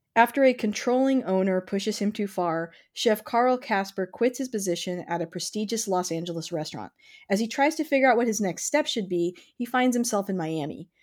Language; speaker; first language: English; native; English